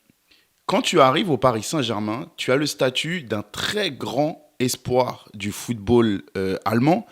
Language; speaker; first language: French; native; French